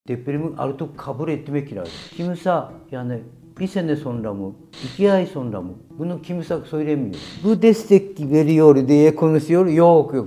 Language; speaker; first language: Turkish; non-native, fluent; Japanese